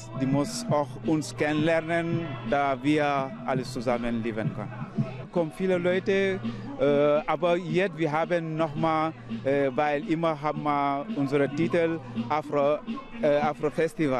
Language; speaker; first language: German; non-native, learner; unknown